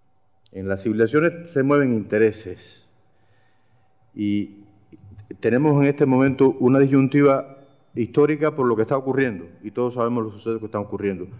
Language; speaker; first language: Spanish; native; Spanish